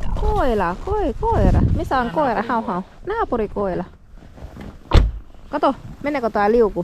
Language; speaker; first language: Finnish; non-native, learner; Thai